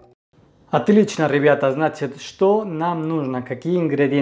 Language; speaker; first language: Russian; non-native, fluent; Spanish